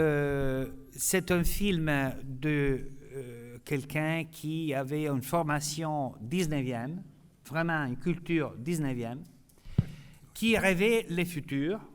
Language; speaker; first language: French; non-native, fluent; Italian